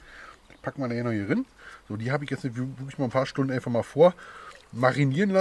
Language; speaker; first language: German; native; German